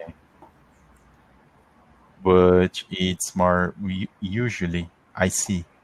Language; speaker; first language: English; non-native, learner; Portuguese